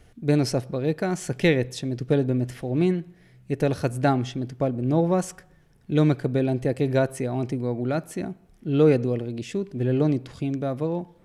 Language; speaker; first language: Hebrew; native; Hebrew